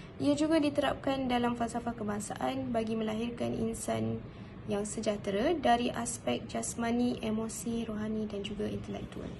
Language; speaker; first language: Malay; native; Malay